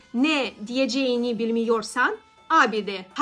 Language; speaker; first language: Turkish; non-native, learner; Russian